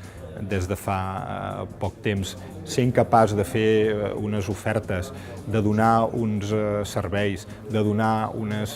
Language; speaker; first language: Catalan; native; Catalan